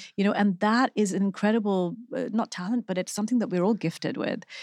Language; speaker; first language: English; non-native, local second language; Urdu